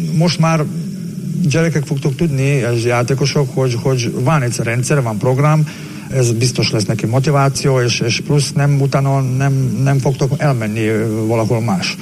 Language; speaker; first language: Hungarian; non-native, learner; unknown